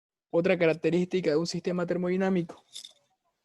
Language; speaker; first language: Spanish; native; Spanish